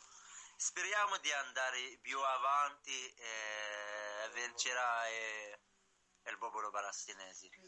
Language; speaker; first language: Italian; non-native, learner; Arabic